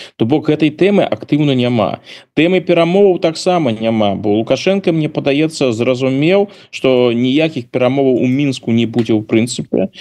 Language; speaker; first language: Belarusian; native; Belarusian